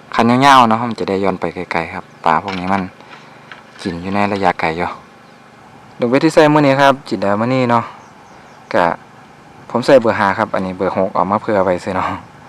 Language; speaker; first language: Thai; native; Thai